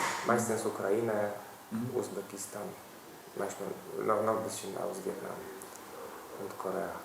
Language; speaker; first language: German; non-native, fluent; Polish